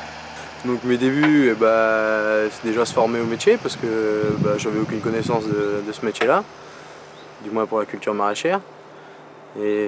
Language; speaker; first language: French; native; French